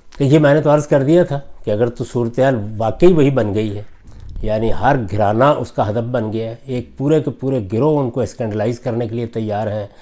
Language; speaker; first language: Urdu; non-native, local second language; Punjabi